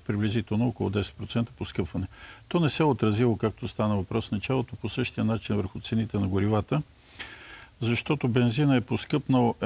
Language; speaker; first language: Bulgarian; native; Bulgarian